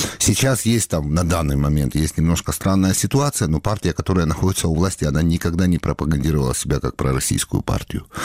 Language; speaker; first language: Russian; non-native, local second language; Georgian